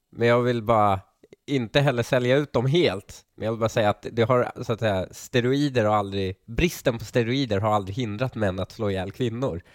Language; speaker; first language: Swedish; early bilingual, other home language; Persian